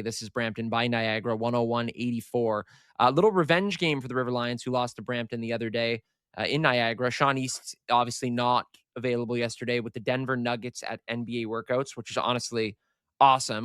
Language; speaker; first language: English; native; English